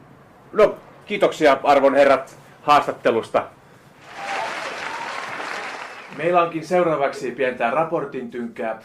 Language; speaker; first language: Finnish; native; Finnish